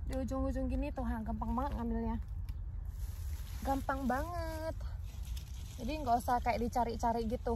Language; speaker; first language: Indonesian; native; Indonesian